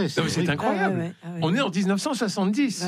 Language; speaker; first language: French; native; French